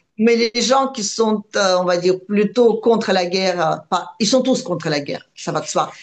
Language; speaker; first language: French; non-native, fluent; Russian